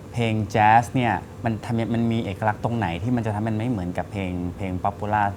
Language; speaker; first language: Thai; native; Thai